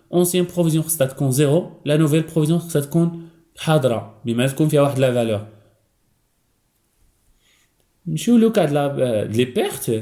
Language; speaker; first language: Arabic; native; Arabic